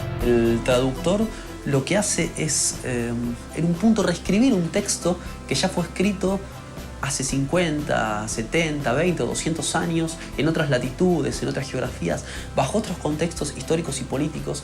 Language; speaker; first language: Spanish; native; Spanish